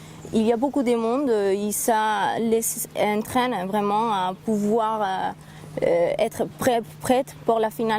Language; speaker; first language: French; non-native, fluent; Spanish